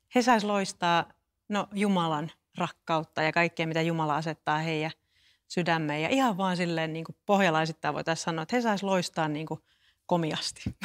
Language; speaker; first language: Finnish; native; Finnish